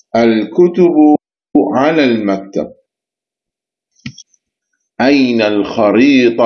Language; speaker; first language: Arabic; non-native, learner; Indonesian